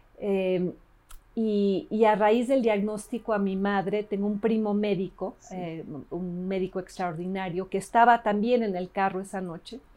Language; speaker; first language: Spanish; early bilingual, other home language; English